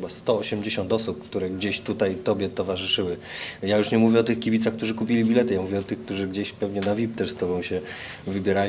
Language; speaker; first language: Polish; native; Polish